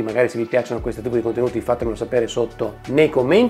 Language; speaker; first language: Italian; native; Italian